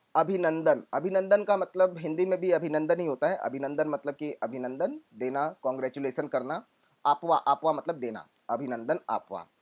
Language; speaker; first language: Hindi; non-native, local second language; Gujarati